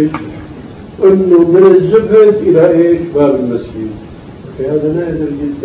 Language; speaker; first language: Arabic; native; Arabic